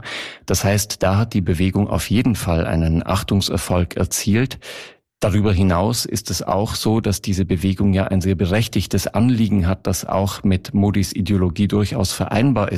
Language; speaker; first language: German; native; German